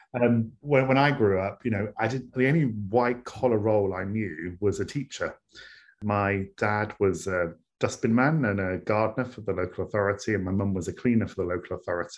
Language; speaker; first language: English; native; English